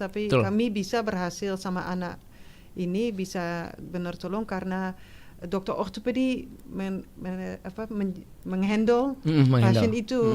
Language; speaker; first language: Indonesian; non-native, fluent; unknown